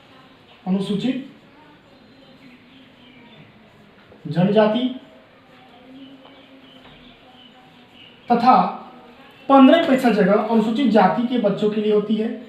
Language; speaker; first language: Hindi; native; Hindi